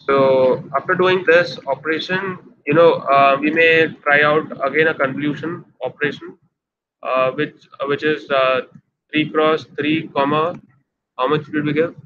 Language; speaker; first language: English; non-native, local second language; Hindi